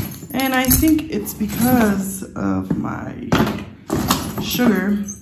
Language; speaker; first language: English; early bilingual, other home language; Spanish